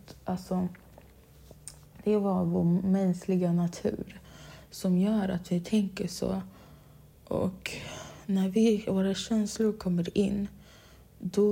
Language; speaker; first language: Swedish; non-native, local second language; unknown